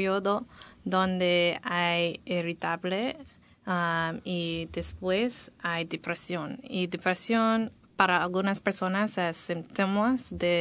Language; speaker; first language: Spanish; non-native, learner; English